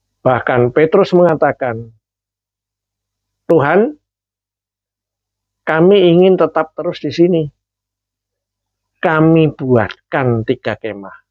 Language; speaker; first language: Indonesian; native; Indonesian